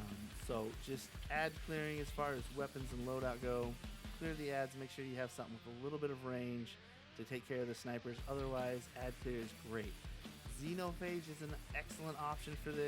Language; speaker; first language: English; native; English